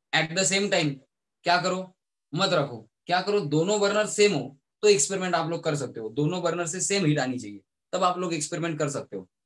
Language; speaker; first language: Hindi; native; Hindi